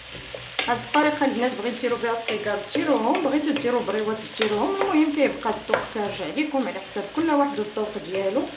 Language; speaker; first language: Arabic; native; Arabic